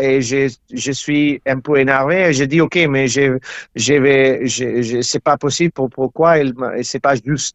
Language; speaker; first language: French; non-native, learner; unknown